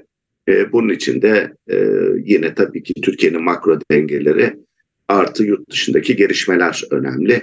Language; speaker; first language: Turkish; native; Turkish